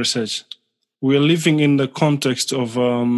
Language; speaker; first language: English; non-native, local second language; Nyanja